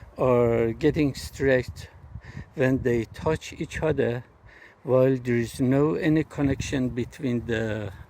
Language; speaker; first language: English; non-native, fluent; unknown